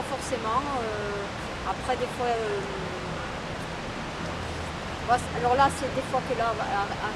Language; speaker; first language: French; native; French